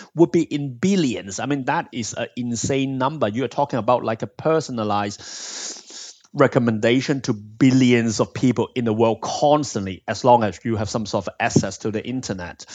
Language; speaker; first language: English; non-native, local second language; Cantonese